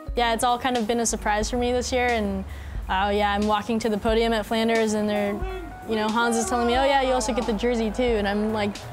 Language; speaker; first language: English; native; English